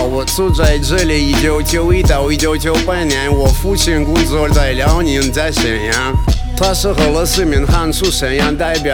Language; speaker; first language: Chinese; non-native, learner; Russian